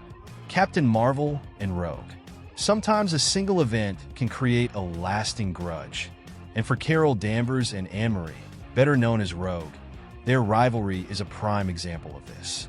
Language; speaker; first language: English; native; English